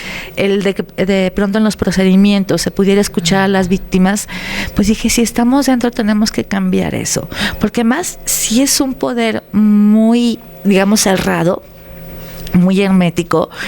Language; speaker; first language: Spanish; native; Spanish